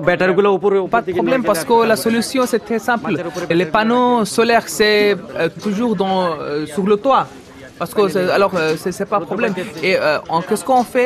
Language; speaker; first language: French; non-native, fluent; Bangla